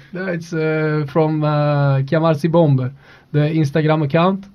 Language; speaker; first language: English; non-native, fluent; Swedish